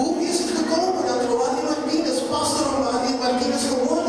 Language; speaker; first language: Dutch; non-native, local second language; Papiamento